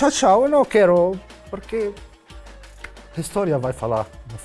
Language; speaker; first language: Portuguese; non-native, learner; Arabic